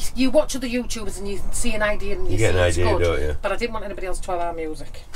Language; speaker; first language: English; native; English